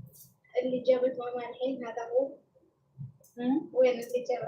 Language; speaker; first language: Arabic; non-native, learner; Tigrinya